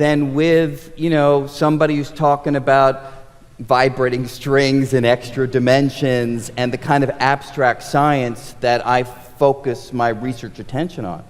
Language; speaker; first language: English; native; English